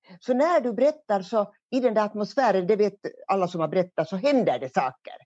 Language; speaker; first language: Swedish; native; Swedish